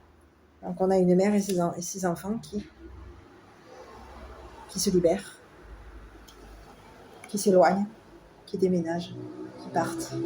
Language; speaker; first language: French; native; French